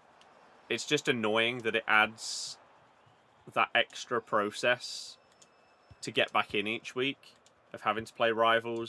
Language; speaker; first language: English; native; English